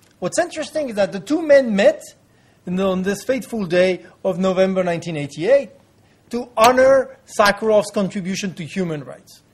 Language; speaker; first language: English; non-native, fluent; French